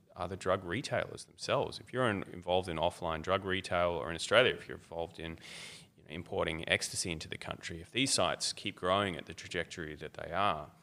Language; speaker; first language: English; native; English